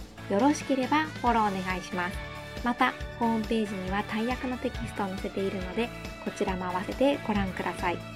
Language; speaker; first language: Japanese; native; Japanese